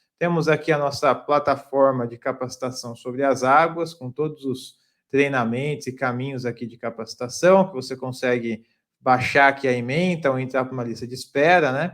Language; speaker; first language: Portuguese; native; Portuguese